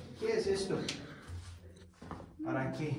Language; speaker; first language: Spanish; non-native, fluent; Turkish